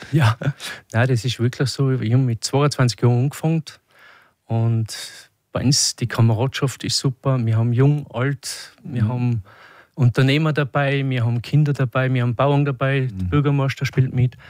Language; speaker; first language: German; native; German